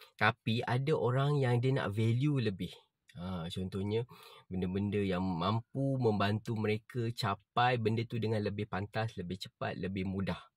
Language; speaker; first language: Malay; native; Malay